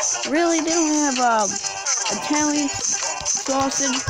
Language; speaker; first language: English; native; English